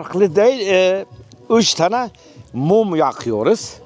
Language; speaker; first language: Turkish; non-native, local second language; Kurdish